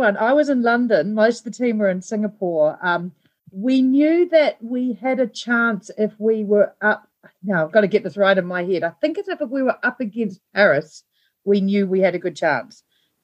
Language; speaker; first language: English; native; English